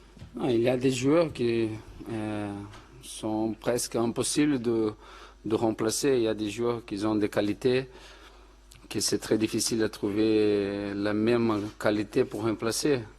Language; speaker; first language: French; non-native, fluent; Portuguese